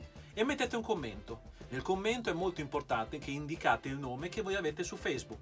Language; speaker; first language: Italian; native; Italian